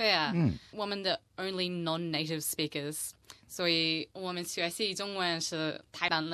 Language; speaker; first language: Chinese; non-native, learner; English